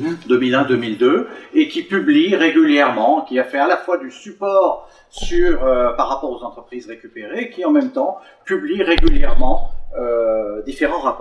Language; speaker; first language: French; native; French